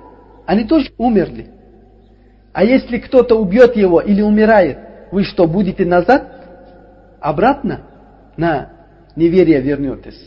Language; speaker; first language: Russian; non-native, learner; Uzbek